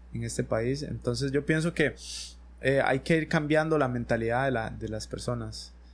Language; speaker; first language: Spanish; native; Spanish